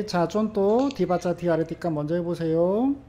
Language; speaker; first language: Korean; native; Korean